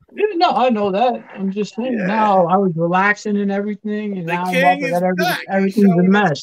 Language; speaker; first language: English; native; English